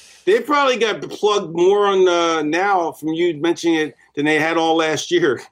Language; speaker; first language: English; native; English